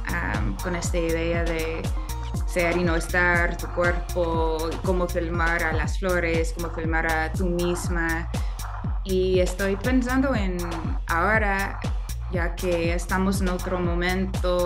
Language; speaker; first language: Spanish; non-native, fluent; English